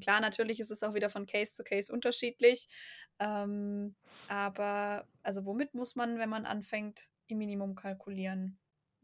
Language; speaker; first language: German; native; German